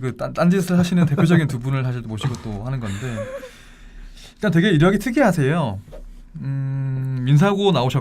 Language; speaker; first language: Korean; native; Korean